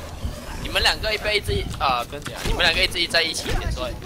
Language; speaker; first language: Chinese; native; Chinese